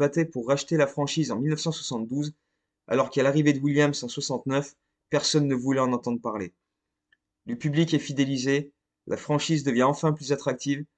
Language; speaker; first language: French; native; French